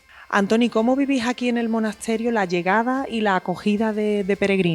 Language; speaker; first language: Spanish; native; Spanish